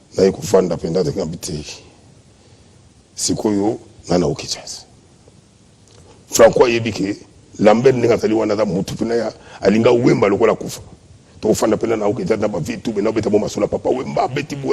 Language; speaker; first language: Lingala; native; Lingala